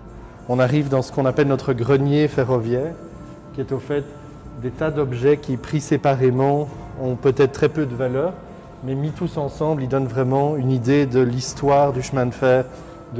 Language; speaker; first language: French; native; French